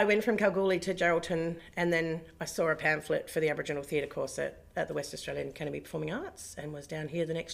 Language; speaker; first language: English; native; English